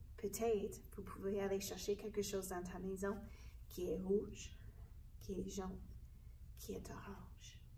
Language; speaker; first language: French; non-native, fluent; English